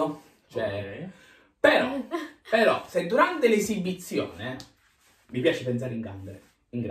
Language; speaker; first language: Italian; native; Italian